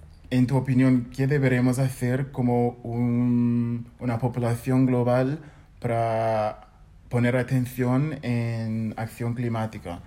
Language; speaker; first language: Spanish; non-native, fluent; English